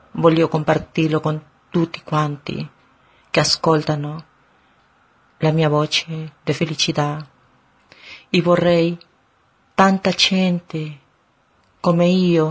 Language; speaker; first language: Italian; non-native, learner; Spanish